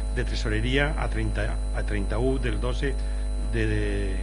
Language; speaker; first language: Spanish; non-native, local second language; Catalan